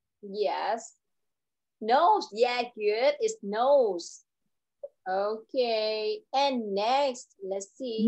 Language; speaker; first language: English; non-native, learner; Vietnamese